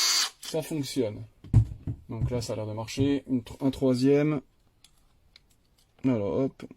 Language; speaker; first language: French; native; French